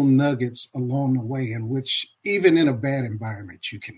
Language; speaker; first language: English; native; English